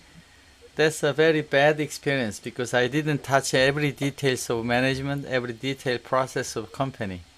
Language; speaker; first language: English; non-native, learner; Korean